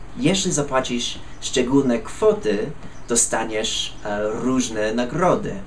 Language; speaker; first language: Polish; non-native, fluent; English